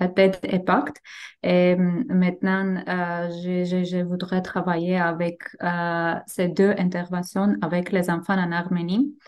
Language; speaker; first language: French; non-native, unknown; Armenian